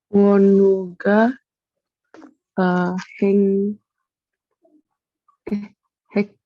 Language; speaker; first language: Korean; non-native, learner; Indonesian